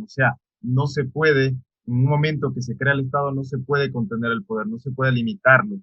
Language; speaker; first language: Spanish; native; Spanish